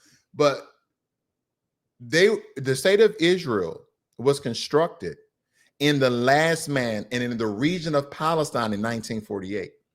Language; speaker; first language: English; native; English